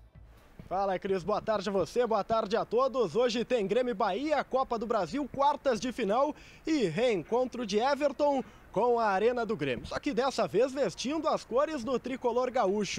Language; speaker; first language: Portuguese; native; Portuguese